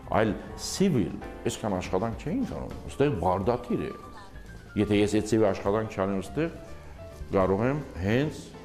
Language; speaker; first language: Armenian; early bilingual, heritage; Armenian